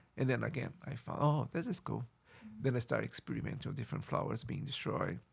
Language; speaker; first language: English; non-native, fluent; Portuguese